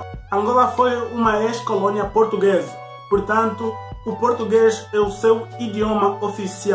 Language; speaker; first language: Portuguese; native; Portuguese